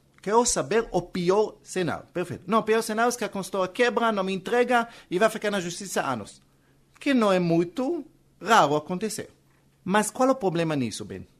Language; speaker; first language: Portuguese; non-native, fluent; Hebrew